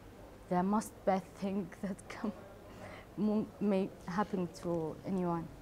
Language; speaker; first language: English; non-native, learner; Arabic